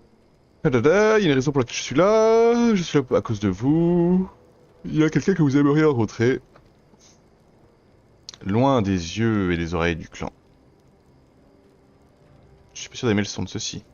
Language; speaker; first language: French; native; French